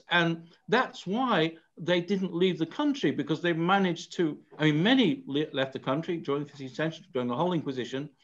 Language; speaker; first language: English; native; English